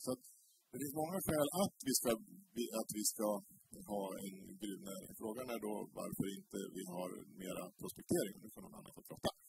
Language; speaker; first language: Swedish; native; Swedish